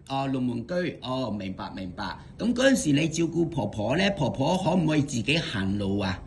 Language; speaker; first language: Cantonese; native; Cantonese